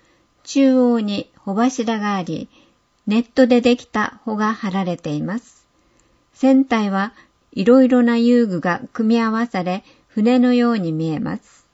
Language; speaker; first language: Japanese; native; Japanese